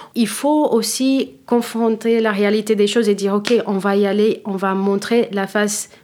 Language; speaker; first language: French; non-native, fluent; English